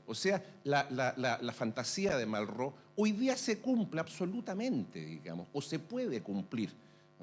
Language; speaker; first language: Spanish; native; Spanish